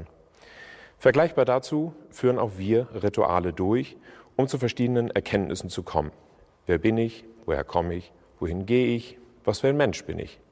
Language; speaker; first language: German; native; German